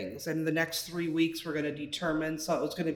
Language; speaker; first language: English; native; English